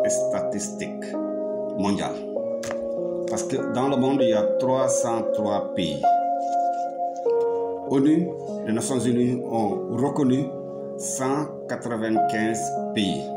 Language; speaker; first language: French; non-native, local second language; Wolof